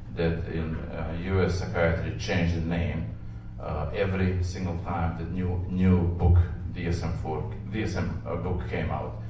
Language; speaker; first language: English; non-native, fluent; Serbian